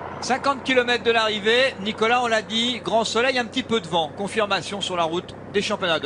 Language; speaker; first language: French; native; French